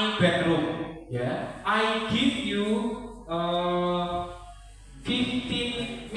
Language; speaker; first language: English; non-native, learner; Indonesian